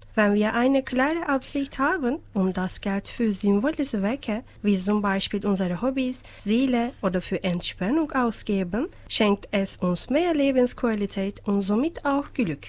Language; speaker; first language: German; non-native, fluent; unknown